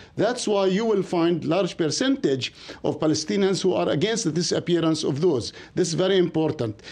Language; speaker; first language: English; non-native, fluent; Arabic